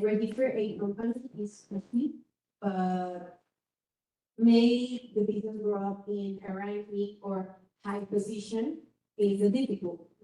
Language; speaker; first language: English; non-native, learner; Spanish